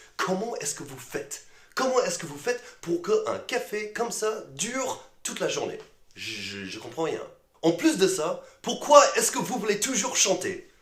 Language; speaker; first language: French; non-native, fluent; English